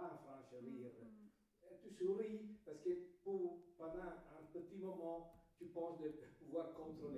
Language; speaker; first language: French; non-native, fluent; Italian